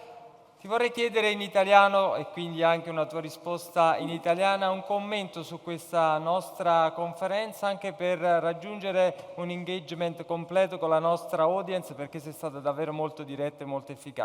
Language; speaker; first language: Italian; native; Italian